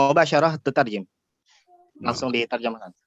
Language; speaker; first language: Indonesian; native; Indonesian